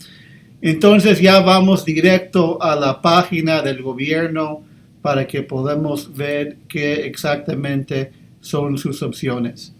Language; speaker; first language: Spanish; early bilingual, heritage; English